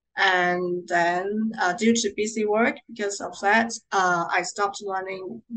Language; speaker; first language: English; non-native, local second language; Cantonese